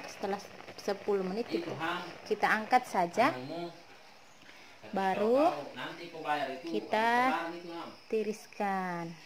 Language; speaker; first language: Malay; non-native, local second language; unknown